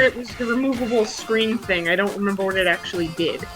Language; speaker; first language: English; native; English